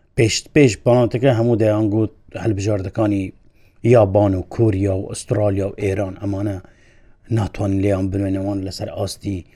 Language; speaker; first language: Central Kurdish; non-native, local second language; Kurdish